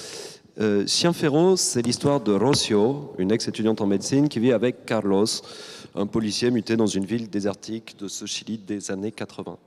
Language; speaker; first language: French; native; French